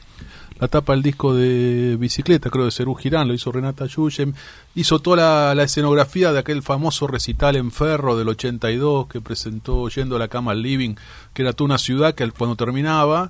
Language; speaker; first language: Spanish; native; Spanish